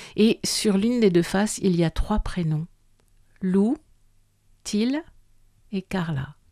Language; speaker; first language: French; native; French